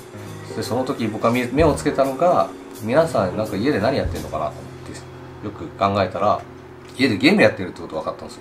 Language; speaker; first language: Japanese; native; Japanese